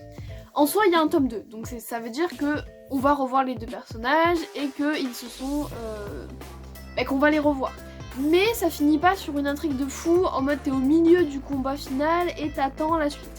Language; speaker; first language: French; native; French